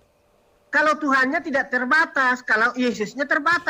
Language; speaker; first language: Indonesian; native; Indonesian